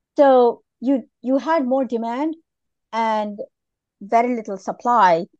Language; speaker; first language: English; non-native, local second language; Tamil